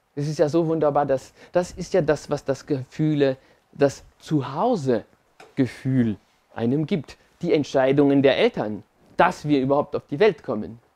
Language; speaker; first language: German; non-native, fluent; French